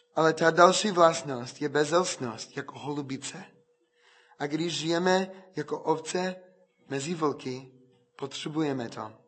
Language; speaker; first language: Czech; non-native, fluent; English